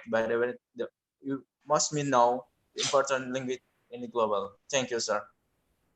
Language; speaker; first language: English; non-native, learner; Indonesian